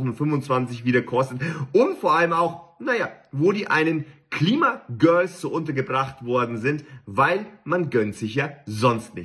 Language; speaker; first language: German; native; German